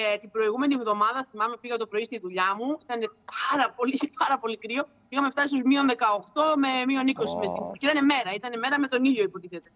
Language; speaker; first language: Greek; native; Greek